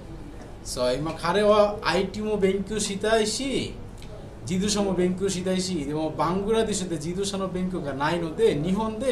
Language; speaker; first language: Japanese; non-native, fluent; Bangla